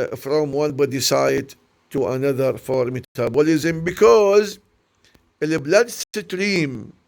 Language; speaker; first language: English; non-native, learner; Arabic